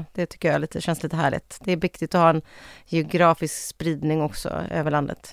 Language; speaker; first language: Swedish; native; Swedish